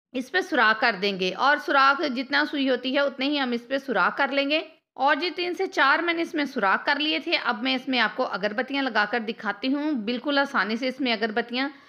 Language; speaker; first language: Hindi; native; Hindi